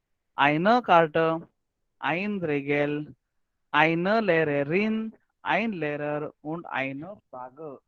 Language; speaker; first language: German; non-native, learner; Marathi